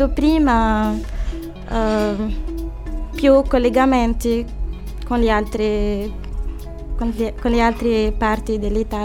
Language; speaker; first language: Italian; non-native, fluent; Arabic